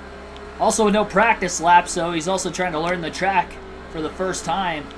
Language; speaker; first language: English; native; English